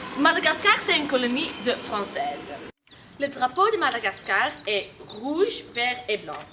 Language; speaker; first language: French; non-native, learner; Dutch